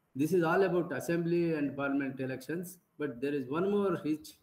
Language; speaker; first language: English; non-native, local second language; Kannada